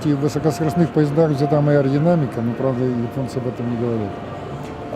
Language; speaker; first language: Russian; native; Russian